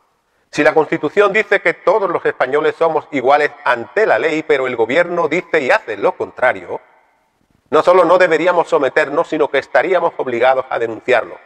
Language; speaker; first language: Spanish; native; Spanish